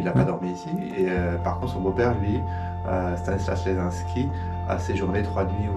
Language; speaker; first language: French; native; French